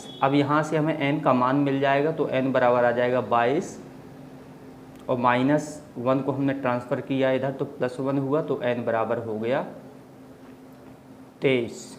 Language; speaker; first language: Hindi; native; Hindi